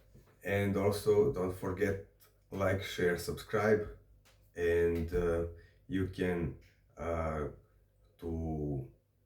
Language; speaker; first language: English; non-native, learner; Serbian